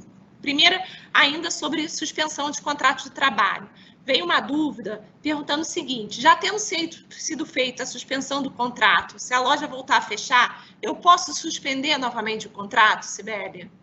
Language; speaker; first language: Portuguese; native; Portuguese